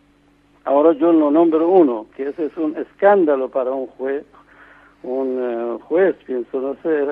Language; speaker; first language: Spanish; non-native, fluent; Persian